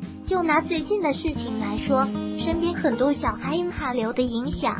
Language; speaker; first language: Chinese; native; Chinese